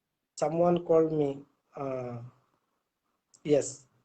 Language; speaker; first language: English; non-native, learner; Bangla